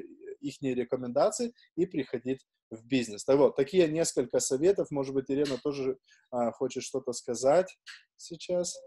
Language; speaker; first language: Russian; non-native, fluent; Lithuanian